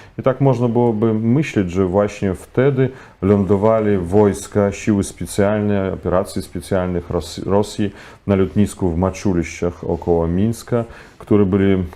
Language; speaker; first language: Polish; non-native, fluent; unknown